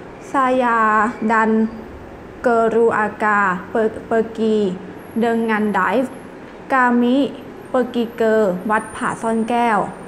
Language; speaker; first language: Indonesian; non-native, learner; Thai